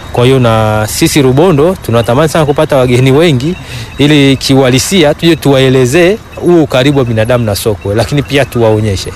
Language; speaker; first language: Swahili; native; Swahili